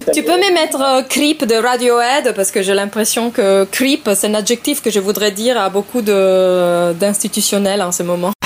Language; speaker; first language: French; non-native, fluent; Italian